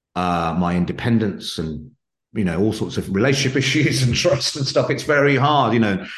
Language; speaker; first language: English; native; English